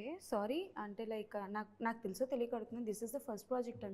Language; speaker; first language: Telugu; native; Telugu